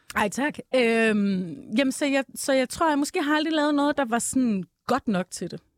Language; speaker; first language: Danish; native; Danish